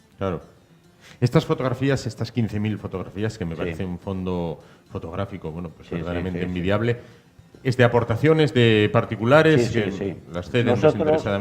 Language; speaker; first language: Spanish; native; Spanish